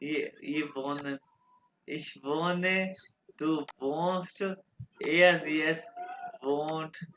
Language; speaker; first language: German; non-native, fluent; Urdu